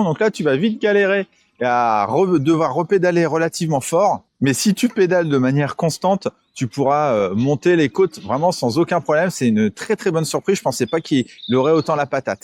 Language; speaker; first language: French; native; French